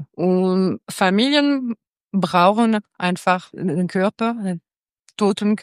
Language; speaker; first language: German; non-native, local second language; French